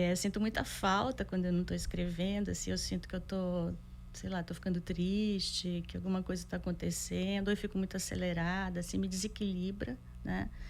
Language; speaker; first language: Portuguese; native; Portuguese